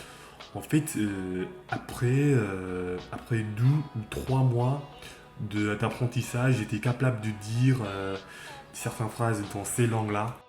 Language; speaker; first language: French; non-native, fluent; English